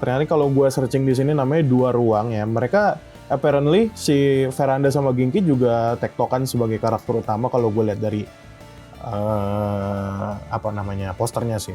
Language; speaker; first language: Indonesian; native; Indonesian